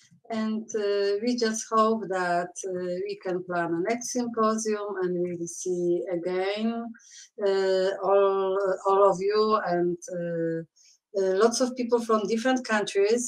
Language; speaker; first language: English; non-native, fluent; Polish